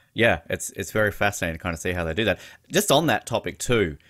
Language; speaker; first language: English; native; English